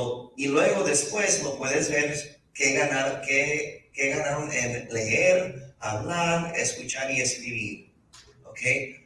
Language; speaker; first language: Spanish; early bilingual, heritage; Spanish